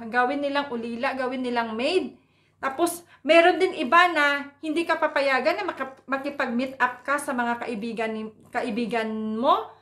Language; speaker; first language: Filipino; non-native, local second language; Cebuano